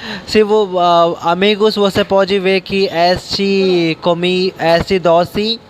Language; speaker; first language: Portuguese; non-native, learner; Hindi